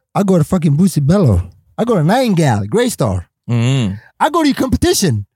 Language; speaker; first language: English; non-native, fluent; Swedish